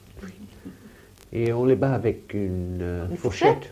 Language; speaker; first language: French; non-native, fluent; English